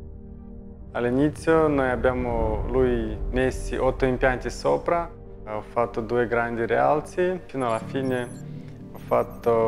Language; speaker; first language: Italian; non-native, learner; Romanian